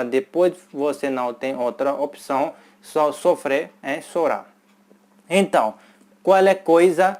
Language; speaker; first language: Portuguese; non-native, fluent; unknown